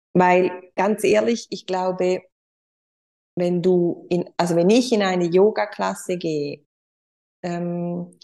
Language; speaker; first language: German; non-native, fluent; Spanish